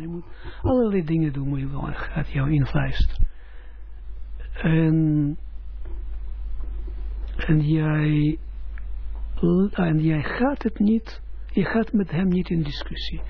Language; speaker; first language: Dutch; non-native, fluent; Russian